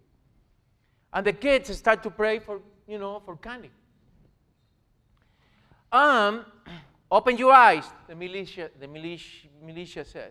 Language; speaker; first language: English; non-native, learner; Spanish